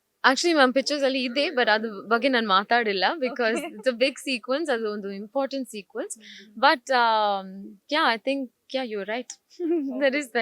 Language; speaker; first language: Kannada; non-native, learner; Tamil